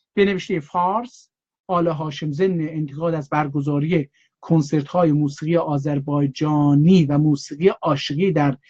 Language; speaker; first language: Persian; non-native, local second language; Azerbaijani